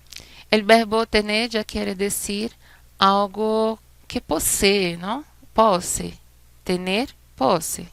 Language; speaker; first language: Spanish; non-native, fluent; Portuguese